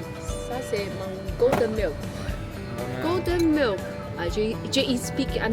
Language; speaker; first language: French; non-native, learner; Chinese